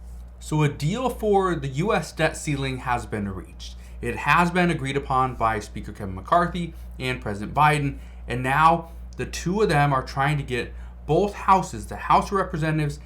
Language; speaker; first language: English; native; English